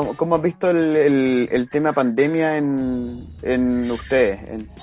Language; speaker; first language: Spanish; native; Spanish